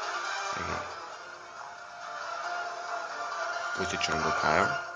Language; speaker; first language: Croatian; early bilingual, heritage; Croatian